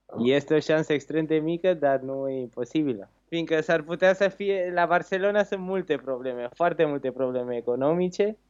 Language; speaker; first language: Romanian; native; Romanian